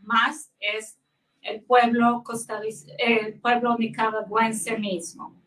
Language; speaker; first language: Spanish; non-native, fluent; Hebrew